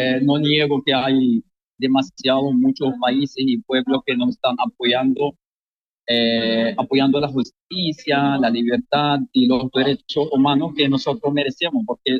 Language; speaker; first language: Spanish; non-native, fluent; Arabic